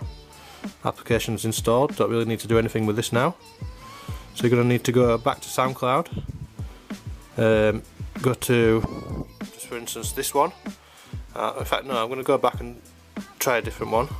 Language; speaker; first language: English; native; English